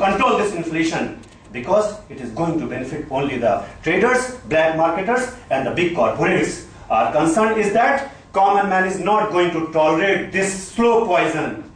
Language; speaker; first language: English; non-native, local second language; Hindi